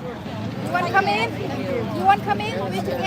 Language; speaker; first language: English; early bilingual, other home language; Vietnamese